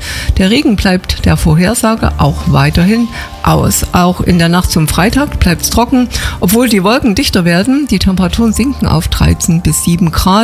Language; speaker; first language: German; native; German